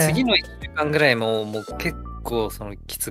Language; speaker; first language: Japanese; native; Japanese